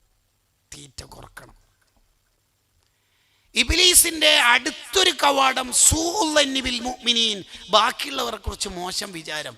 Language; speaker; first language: Malayalam; native; Malayalam